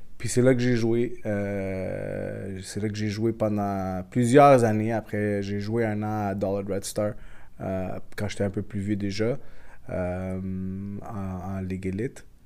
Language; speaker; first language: French; early bilingual, other home language; Portuguese